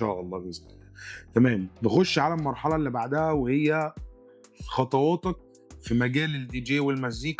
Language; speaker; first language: Arabic; native; Arabic